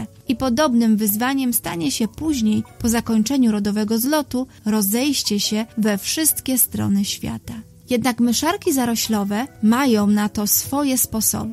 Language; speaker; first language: Polish; native; Polish